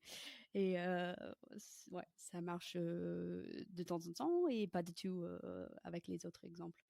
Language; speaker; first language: French; non-native, fluent; English